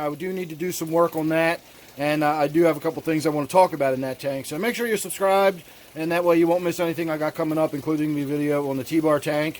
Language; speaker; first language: English; native; English